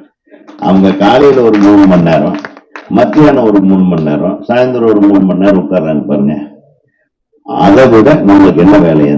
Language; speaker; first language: Tamil; native; Tamil